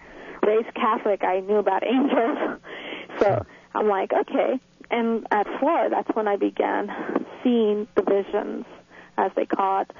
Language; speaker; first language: English; native; English